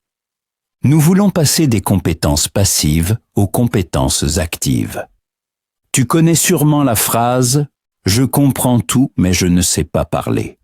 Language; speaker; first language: French; non-native, fluent; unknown